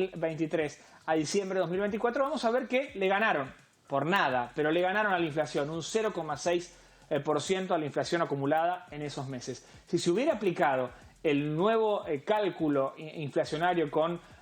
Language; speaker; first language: Spanish; native; Spanish